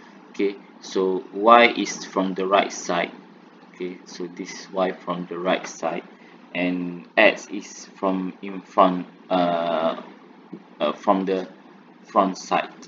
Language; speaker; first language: English; non-native, local second language; Malay